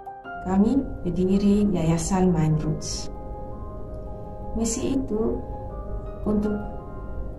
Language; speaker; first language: Indonesian; early bilingual, heritage; Dutch